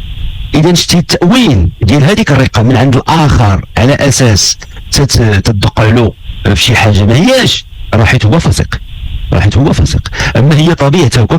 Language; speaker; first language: Arabic; native; Arabic